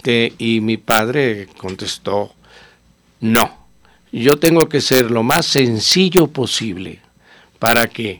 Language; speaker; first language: Spanish; native; Spanish